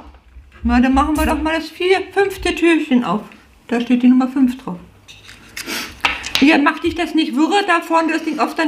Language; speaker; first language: German; native; German